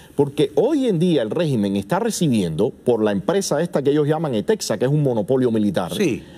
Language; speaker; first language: Spanish; native; Spanish